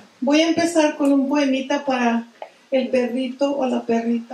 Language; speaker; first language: Spanish; early bilingual, heritage; Spanish